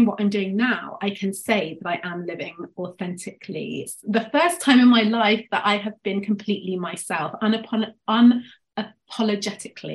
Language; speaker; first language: English; native; English